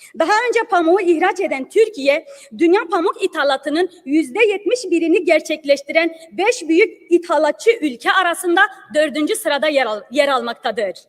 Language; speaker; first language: Turkish; non-native, local second language; Kurdish